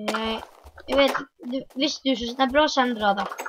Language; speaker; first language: Swedish; non-native, learner; Norwegian